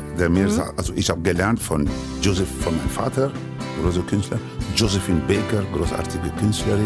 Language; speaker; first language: German; non-native, fluent; Spanish